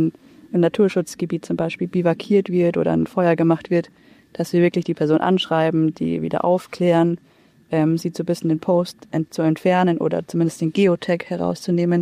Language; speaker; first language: German; native; German